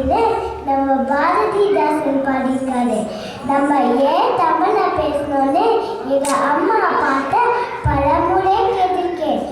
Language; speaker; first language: Tamil; early bilingual, heritage; Tamil